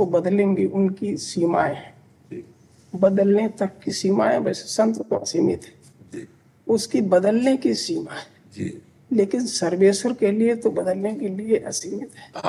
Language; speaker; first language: Hindi; native; Hindi